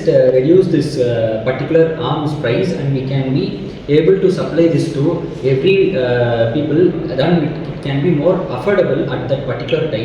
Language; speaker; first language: English; non-native, local second language; Tamil